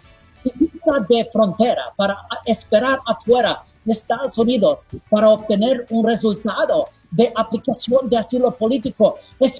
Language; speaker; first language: Spanish; non-native, fluent; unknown